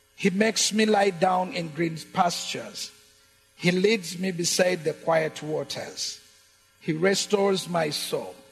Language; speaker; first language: English; non-native, local second language; Ganda